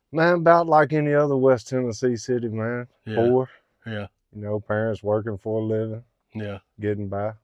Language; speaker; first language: English; native; English